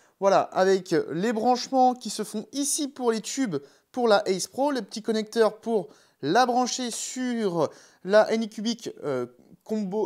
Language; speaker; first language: French; native; French